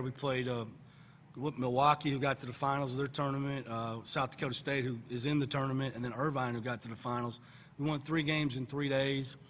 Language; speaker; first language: English; native; English